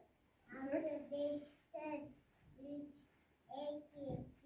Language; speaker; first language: Turkish; non-native, learner; Kyrgyz